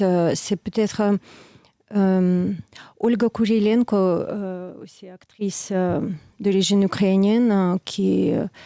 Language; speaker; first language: French; non-native, fluent; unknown